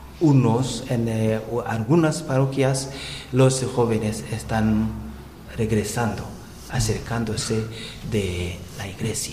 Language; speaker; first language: Spanish; non-native, learner; Rundi